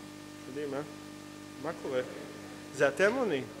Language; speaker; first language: Hebrew; native; Hebrew